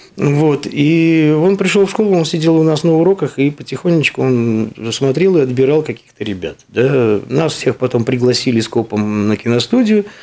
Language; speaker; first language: Russian; native; Russian